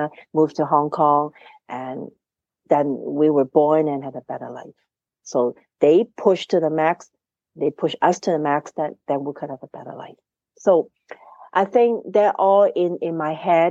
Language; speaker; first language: English; non-native, local second language; Cantonese